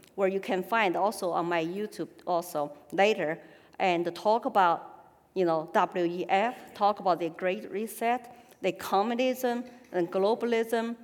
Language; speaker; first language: English; non-native, fluent; Chinese